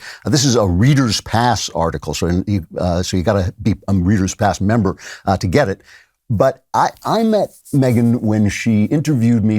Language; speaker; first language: English; native; English